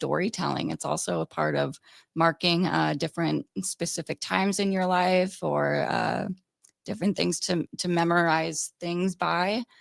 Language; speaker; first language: English; native; English